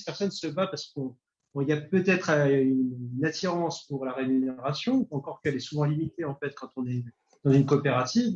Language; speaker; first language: French; native; French